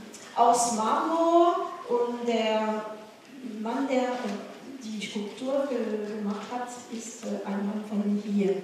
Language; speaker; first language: German; non-native, fluent; French